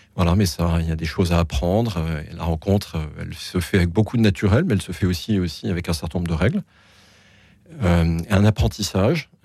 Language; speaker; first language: French; native; French